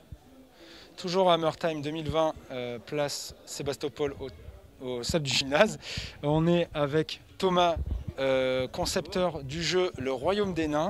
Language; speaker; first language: French; native; French